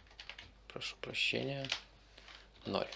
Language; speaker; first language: Russian; native; Russian